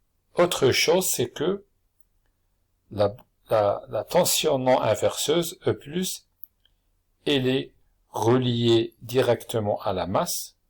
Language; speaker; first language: French; non-native, local second language; Arabic